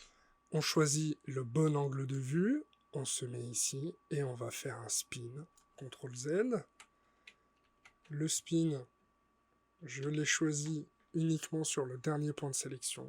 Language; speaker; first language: French; native; French